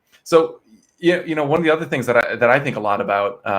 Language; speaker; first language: English; native; English